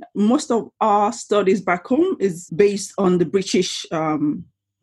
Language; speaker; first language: English; non-native, local second language; Yoruba